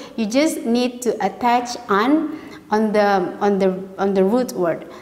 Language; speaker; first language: English; non-native, fluent; Indonesian